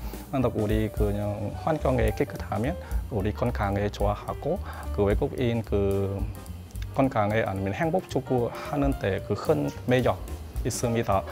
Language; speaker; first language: Korean; non-native, learner; Vietnamese